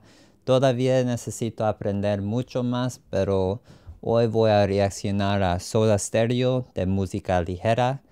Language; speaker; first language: Spanish; non-native, learner; English